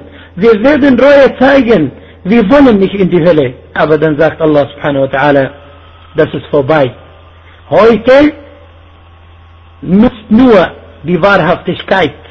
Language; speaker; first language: German; non-native, fluent; Arabic